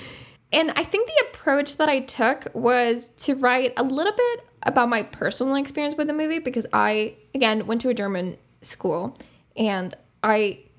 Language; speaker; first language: English; non-native, fluent; Spanish